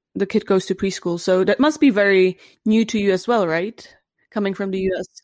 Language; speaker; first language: English; non-native, fluent; Czech